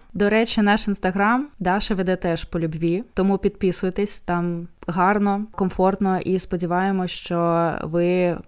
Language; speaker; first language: Ukrainian; non-native, local second language; Russian